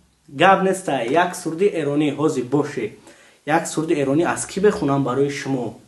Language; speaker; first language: Persian; native; Persian